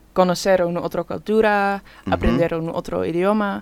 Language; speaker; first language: Spanish; non-native, learner; Dutch